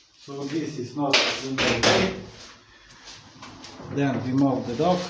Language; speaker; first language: English; non-native, learner; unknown